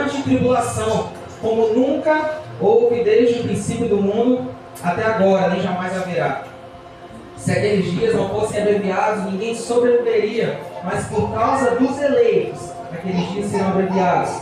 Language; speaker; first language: Portuguese; native; Portuguese